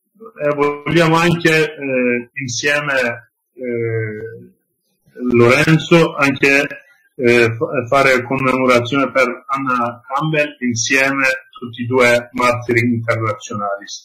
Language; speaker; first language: Italian; non-native, learner; Kurdish